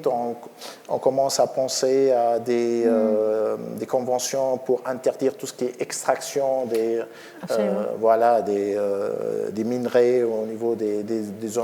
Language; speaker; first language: French; non-native, local second language; Arabic